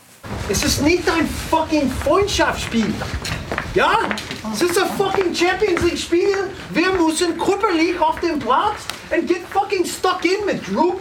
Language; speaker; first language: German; non-native, learner; English